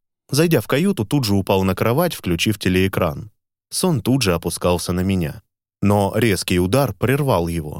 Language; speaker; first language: Russian; native; Russian